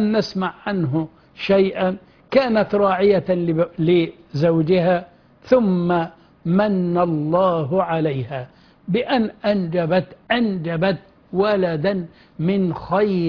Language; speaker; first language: Arabic; native; Arabic